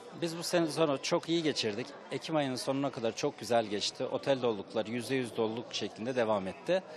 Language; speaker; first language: Turkish; native; Turkish